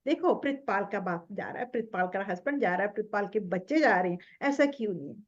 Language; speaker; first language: Hindi; non-native, local second language; Punjabi